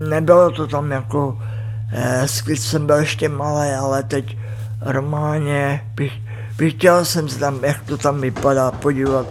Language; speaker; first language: Czech; native; Czech